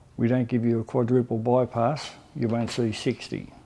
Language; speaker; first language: English; native; English